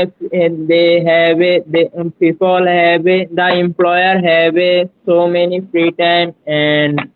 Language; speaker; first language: English; non-native, learner; Bangla